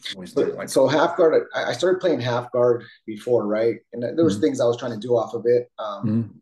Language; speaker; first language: English; native; English